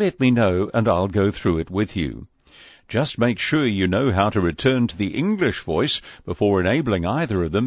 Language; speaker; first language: English; native; English